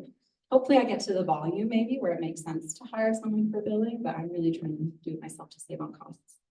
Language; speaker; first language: English; native; English